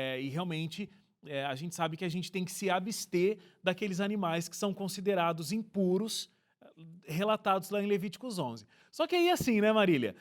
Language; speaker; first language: Portuguese; native; Portuguese